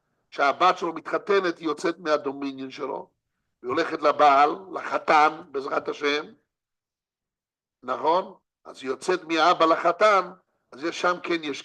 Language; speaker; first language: Hebrew; non-native, fluent; English